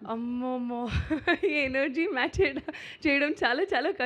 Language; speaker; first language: Telugu; non-native, learner; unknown